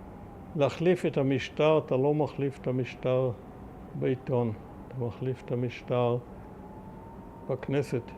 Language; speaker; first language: Hebrew; early bilingual, other home language; German